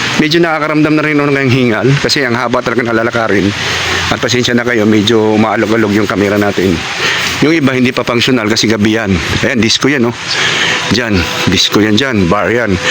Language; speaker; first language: Filipino; non-native, local second language; Cebuano